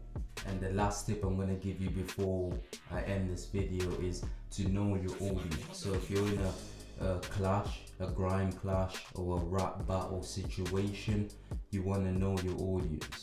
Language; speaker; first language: English; native; English